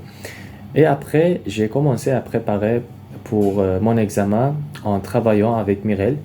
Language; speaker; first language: French; non-native, fluent; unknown